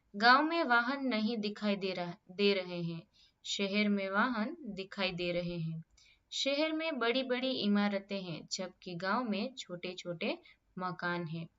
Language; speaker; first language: Hindi; non-native, local second language; Gujarati